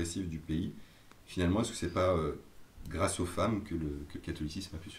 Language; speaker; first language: French; native; French